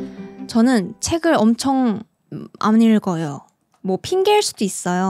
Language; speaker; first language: Korean; native; Korean